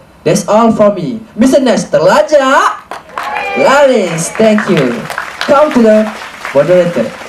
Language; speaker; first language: English; non-native, local second language; Malay